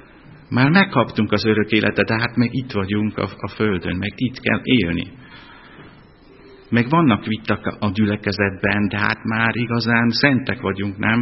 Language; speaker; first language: Hungarian; non-native, fluent; German